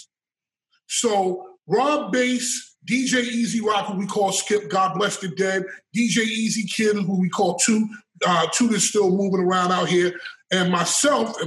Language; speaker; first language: English; native; English